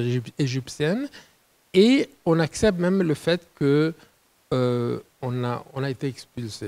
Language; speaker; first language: French; non-native, fluent; Italian